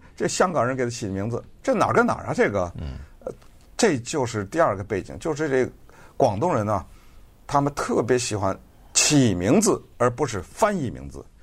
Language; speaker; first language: Chinese; native; Chinese